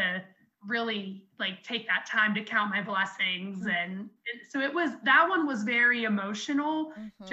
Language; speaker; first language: English; native; English